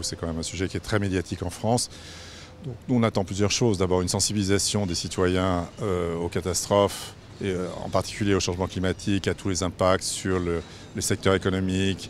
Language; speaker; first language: French; native; French